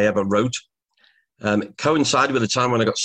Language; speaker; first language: English; native; English